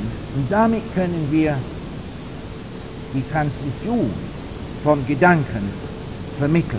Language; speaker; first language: German; non-native, fluent; English